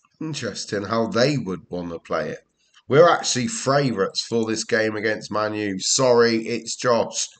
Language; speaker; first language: English; native; English